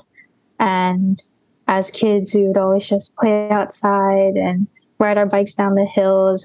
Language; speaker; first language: English; native; English